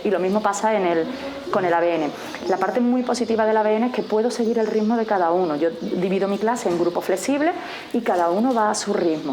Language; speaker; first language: Spanish; native; Spanish